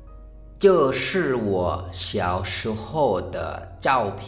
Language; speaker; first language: Chinese; non-native, fluent; Lao